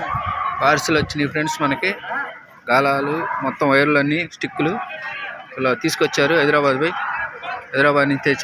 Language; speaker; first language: Telugu; native; Telugu